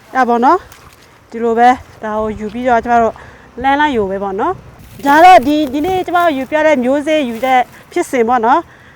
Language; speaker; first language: Burmese; non-native, local second language; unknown